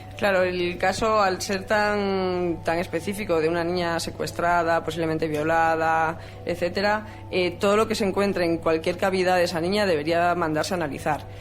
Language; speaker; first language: Spanish; native; Spanish